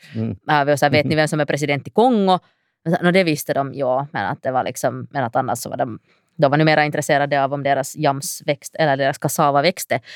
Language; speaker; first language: Swedish; native; Swedish